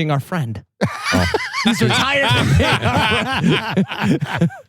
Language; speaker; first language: English; native; English